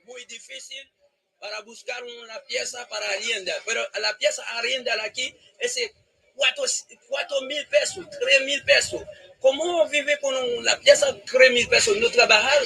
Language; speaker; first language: Spanish; non-native, learner; Haitian Creole